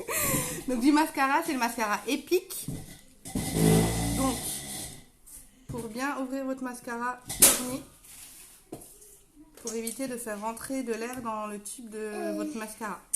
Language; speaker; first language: French; native; French